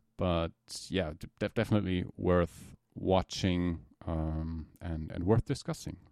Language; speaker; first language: English; non-native, fluent; German